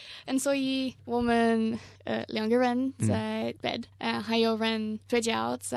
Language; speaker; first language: Chinese; non-native, learner; English